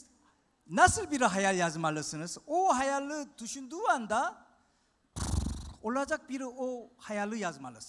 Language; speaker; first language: Turkish; non-native, fluent; Korean